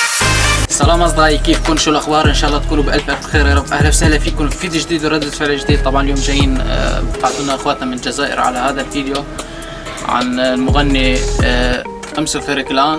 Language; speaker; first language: Arabic; native; Arabic